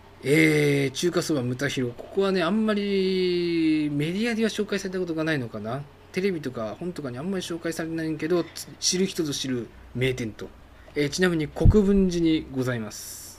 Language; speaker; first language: Japanese; native; Japanese